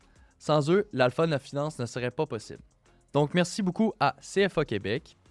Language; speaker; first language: French; native; French